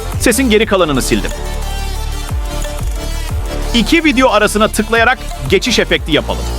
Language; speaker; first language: Turkish; native; Turkish